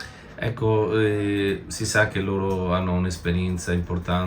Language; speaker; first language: Italian; native; Italian